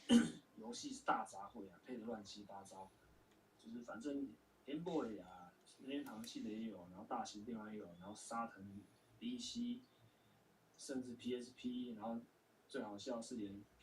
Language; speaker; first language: Chinese; native; Chinese